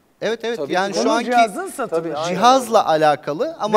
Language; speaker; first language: Turkish; native; Turkish